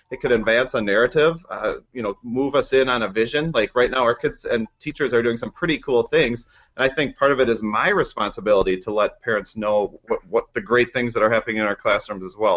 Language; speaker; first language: English; native; English